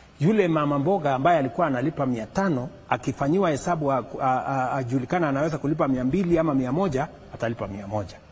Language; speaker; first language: Swahili; non-native, local second language; Kalenjin